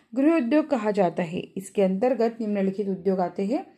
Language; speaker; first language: Hindi; non-native, local second language; Marathi